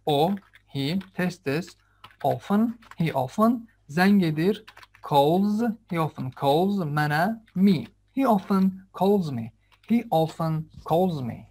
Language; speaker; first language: English; non-native, fluent; Azerbaijani